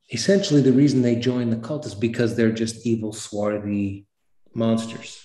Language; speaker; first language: English; native; English